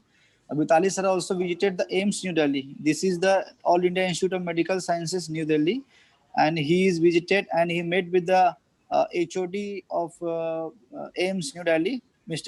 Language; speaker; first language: English; non-native, local second language; Hindi